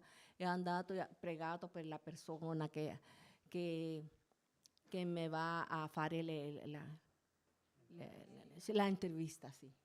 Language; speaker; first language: Italian; non-native, learner; Spanish